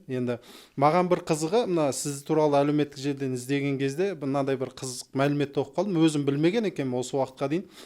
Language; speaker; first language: Kazakh; native; Kazakh